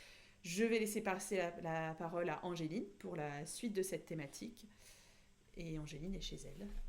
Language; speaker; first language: French; native; French